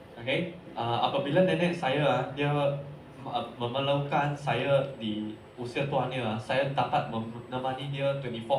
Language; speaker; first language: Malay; non-native, local second language; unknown